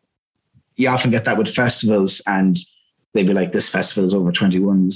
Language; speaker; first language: English; native; English